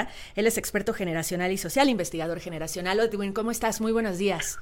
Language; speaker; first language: Spanish; native; Spanish